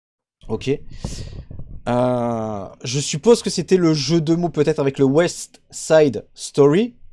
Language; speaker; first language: French; native; French